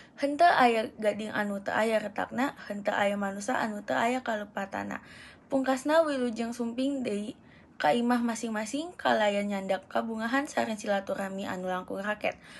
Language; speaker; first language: Sundanese; native; Sundanese